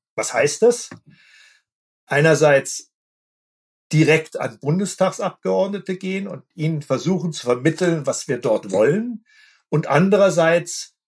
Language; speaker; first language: German; native; German